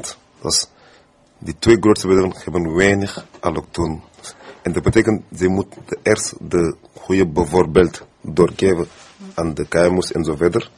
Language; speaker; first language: Dutch; non-native, fluent; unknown